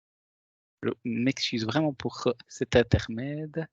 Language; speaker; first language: French; native; French